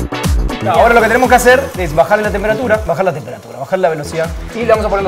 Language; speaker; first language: Spanish; native; Spanish